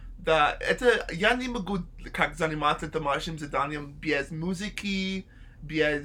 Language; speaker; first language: Russian; non-native, learner; English